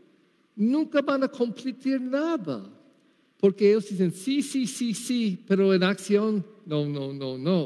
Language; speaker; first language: Spanish; non-native, learner; English